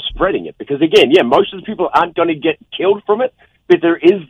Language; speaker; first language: English; native; English